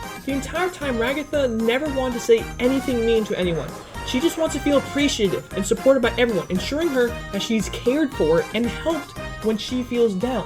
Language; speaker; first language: English; native; English